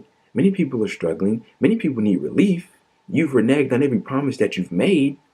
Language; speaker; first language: English; native; English